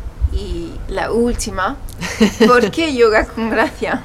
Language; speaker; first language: Spanish; non-native, fluent; French